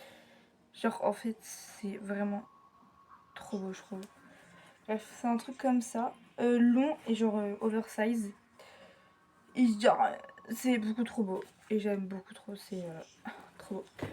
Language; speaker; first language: French; native; French